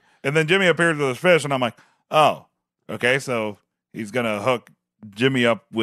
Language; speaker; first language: English; native; English